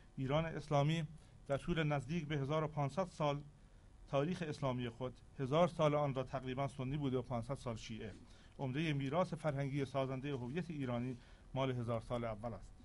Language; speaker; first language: Persian; non-native, local second language; Central Kurdish